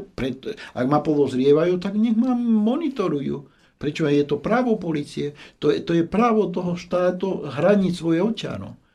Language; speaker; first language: Slovak; non-native, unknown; Spanish